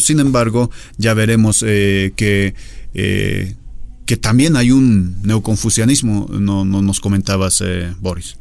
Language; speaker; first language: Spanish; native; Spanish